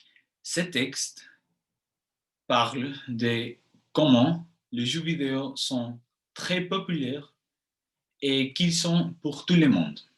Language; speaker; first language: French; non-native, fluent; Spanish